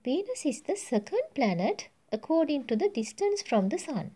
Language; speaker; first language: English; non-native, local second language; Sinhala